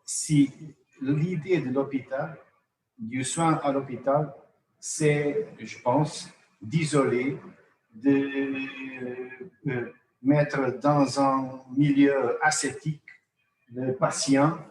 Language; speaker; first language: French; non-native, fluent; Portuguese